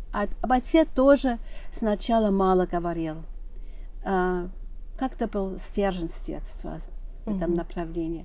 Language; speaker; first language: Russian; non-native, fluent; German